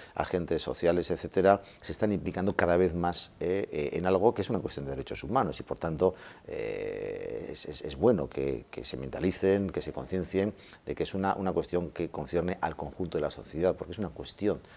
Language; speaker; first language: Spanish; non-native, local second language; Basque